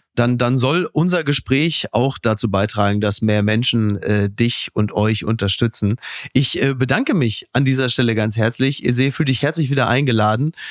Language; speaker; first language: German; native; German